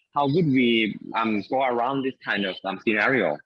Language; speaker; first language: English; non-native, fluent; Thai